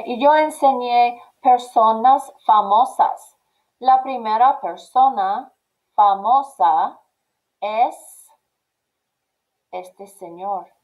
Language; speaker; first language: Spanish; non-native, fluent; English